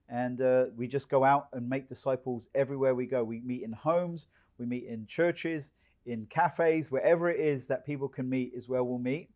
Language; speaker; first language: English; native; English